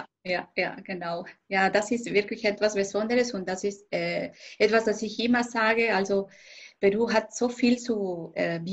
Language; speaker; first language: German; non-native, fluent; Spanish